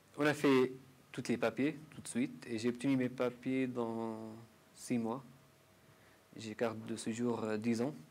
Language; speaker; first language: French; non-native, learner; Arabic